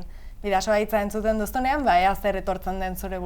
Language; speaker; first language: Basque; native; Basque